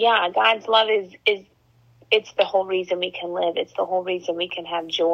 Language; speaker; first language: English; native; English